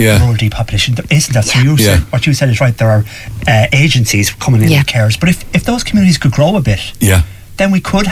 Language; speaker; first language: English; native; English